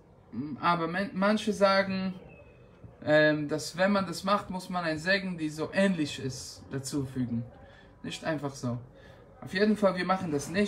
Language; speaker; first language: German; non-native, fluent; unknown